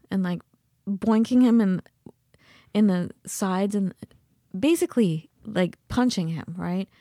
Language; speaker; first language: English; early bilingual, other home language; Persian